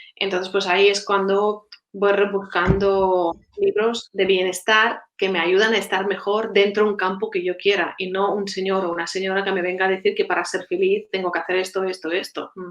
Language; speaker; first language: Spanish; non-native, fluent; Russian